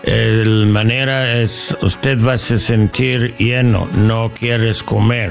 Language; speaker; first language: Spanish; non-native, learner; English